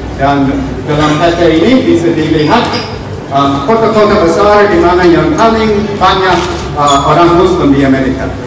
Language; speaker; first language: Indonesian; non-native, fluent; English